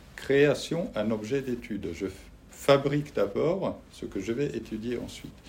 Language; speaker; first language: French; non-native, fluent; German